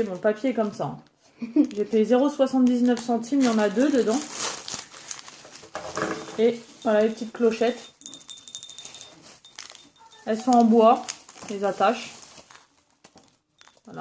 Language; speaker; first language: French; native; French